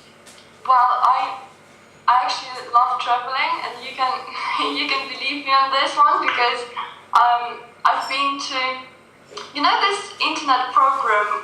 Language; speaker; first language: English; non-native, fluent; Russian